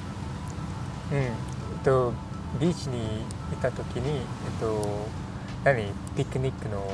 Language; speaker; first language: Japanese; non-native, learner; English